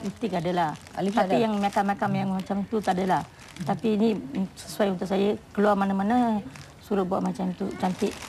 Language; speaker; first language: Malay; non-native, local second language; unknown